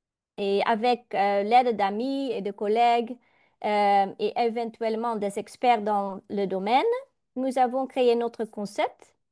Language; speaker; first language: French; non-native, learner; Dutch